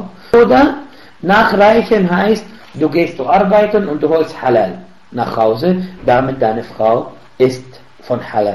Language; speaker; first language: German; non-native, fluent; Arabic